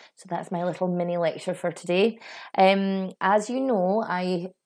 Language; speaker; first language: English; native; English